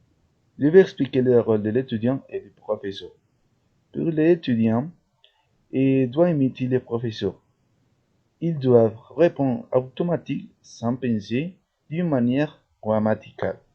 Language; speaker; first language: French; non-native, learner; Spanish